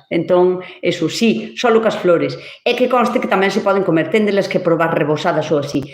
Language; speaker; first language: Galician; native; Galician